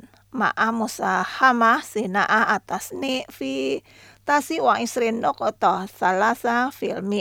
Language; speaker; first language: Arabic; non-native, fluent; Indonesian